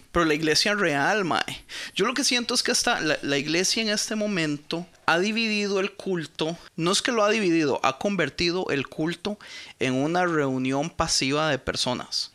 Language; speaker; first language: Spanish; native; Spanish